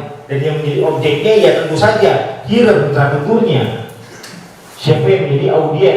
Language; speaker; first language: Indonesian; native; Indonesian